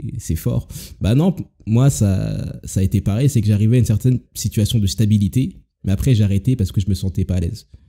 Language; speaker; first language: French; native; French